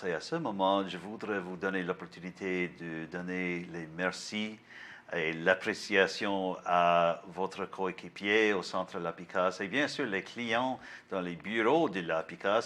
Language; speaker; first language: French; non-native, learner; English